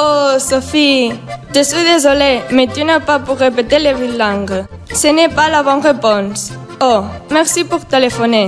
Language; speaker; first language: French; non-native, learner; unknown